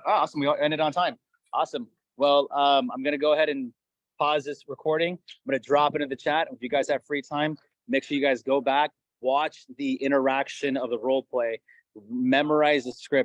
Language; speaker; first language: English; native; English